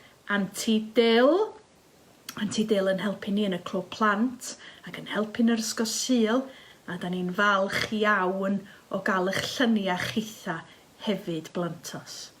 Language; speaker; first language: Welsh; native; Welsh